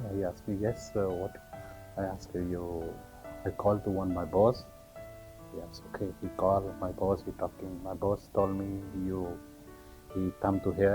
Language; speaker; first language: English; non-native, learner; Urdu